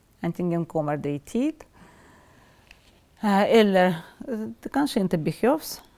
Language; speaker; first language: Swedish; non-native, fluent; Russian